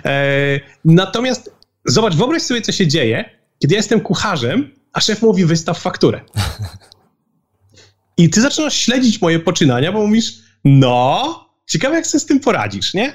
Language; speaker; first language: Polish; native; Polish